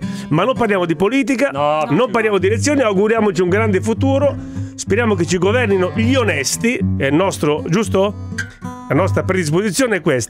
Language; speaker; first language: Italian; native; Italian